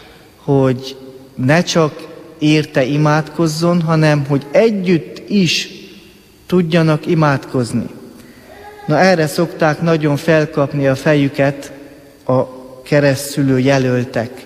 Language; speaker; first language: Hungarian; native; Hungarian